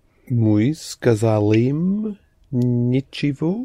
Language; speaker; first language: Russian; non-native, learner; English